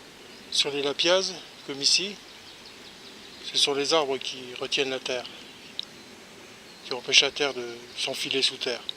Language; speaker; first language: French; native; French